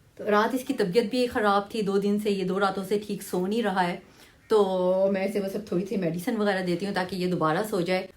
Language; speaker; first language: Urdu; native; Urdu